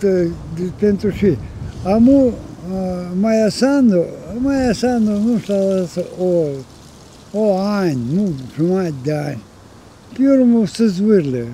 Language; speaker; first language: Romanian; non-native, local second language; Gagauz